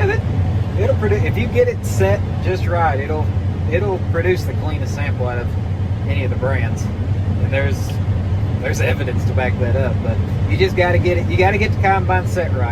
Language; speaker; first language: English; native; English